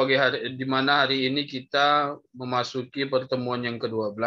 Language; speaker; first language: Indonesian; native; Indonesian